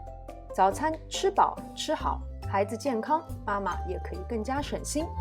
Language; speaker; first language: Chinese; native; Chinese